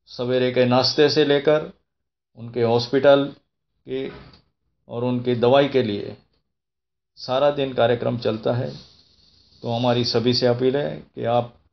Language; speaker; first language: Hindi; non-native, local second language; Gujarati